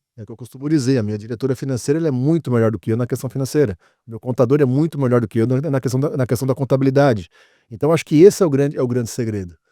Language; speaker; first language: Portuguese; native; Portuguese